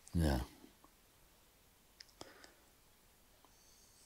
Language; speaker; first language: Finnish; non-native, fluent; French